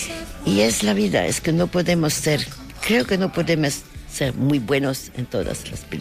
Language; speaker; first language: Spanish; non-native, learner; French